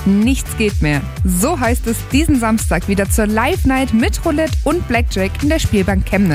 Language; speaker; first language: German; native; German